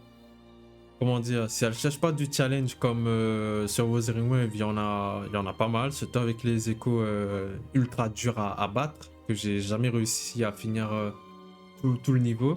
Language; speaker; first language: French; native; French